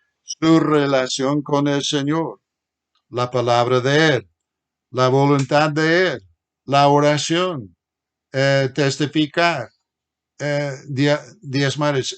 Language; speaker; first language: Spanish; non-native, fluent; English